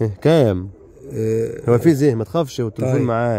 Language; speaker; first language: Arabic; native; Arabic